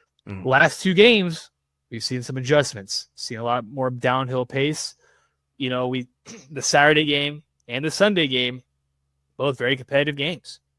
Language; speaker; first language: English; native; English